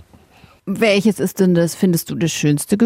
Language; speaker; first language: German; native; German